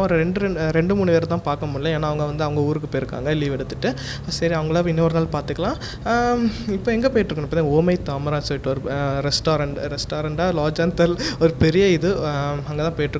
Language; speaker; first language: Tamil; native; Tamil